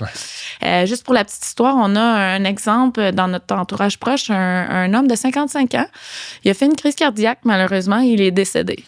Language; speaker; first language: French; native; French